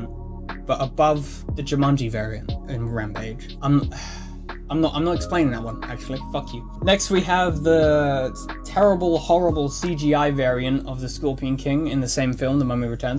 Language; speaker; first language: English; native; English